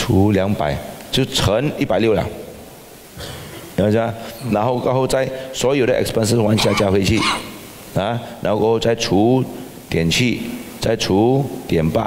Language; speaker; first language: Chinese; native; Chinese